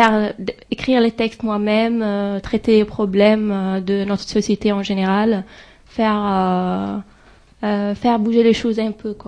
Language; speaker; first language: French; non-native, fluent; Arabic